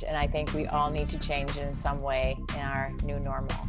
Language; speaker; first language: English; native; English